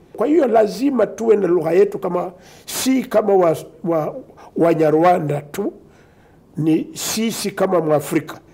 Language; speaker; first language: Swahili; non-native, local second language; Kinyarwanda